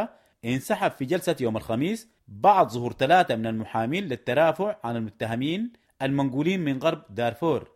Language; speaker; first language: Arabic; native; Arabic